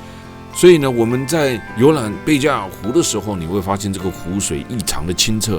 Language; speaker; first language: Chinese; native; Chinese